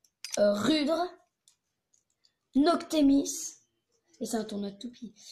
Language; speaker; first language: French; native; French